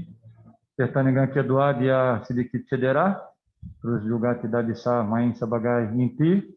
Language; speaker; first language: Indonesian; non-native, fluent; Portuguese